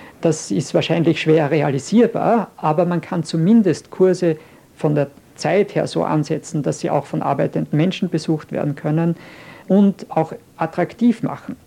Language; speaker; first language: German; native; German